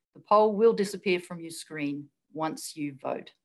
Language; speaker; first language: English; native; English